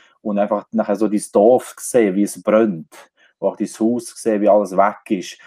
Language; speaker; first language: German; non-native, fluent; Albanian